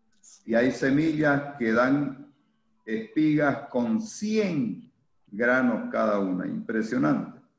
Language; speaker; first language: Spanish; native; Spanish